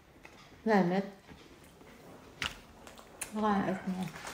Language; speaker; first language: Danish; non-native, learner; Filipino